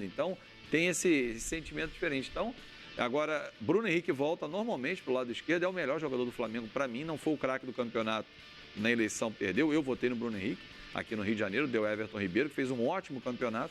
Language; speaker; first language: Portuguese; native; Portuguese